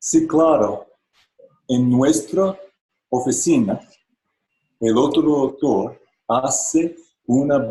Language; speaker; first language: Spanish; non-native, fluent; English